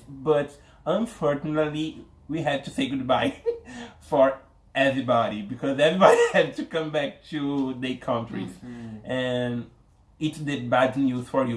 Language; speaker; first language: English; non-native, learner; Portuguese